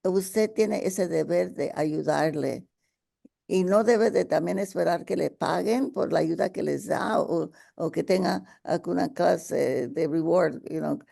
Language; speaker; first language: Spanish; early bilingual, heritage; Spanish